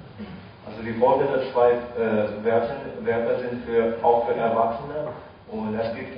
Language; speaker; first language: German; non-native, fluent; Chinese